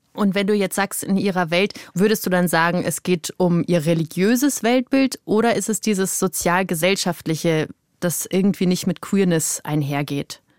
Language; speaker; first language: German; native; German